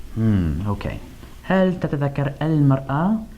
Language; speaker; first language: Arabic; non-native, fluent; English